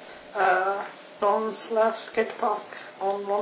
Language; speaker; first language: French; non-native, learner; English